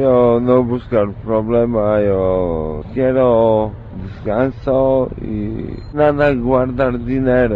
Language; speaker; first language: Spanish; non-native, learner; Polish